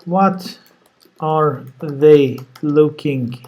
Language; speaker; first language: English; non-native, fluent; Turkish